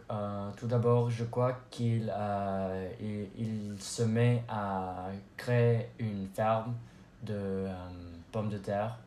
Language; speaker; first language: French; non-native, learner; English